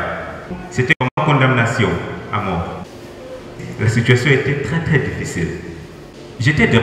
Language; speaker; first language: French; non-native, learner; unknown